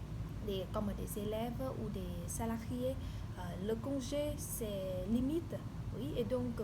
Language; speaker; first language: French; non-native, learner; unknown